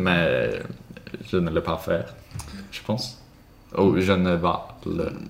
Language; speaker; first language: French; non-native, learner; Swedish